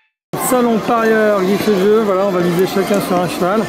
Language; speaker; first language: French; native; French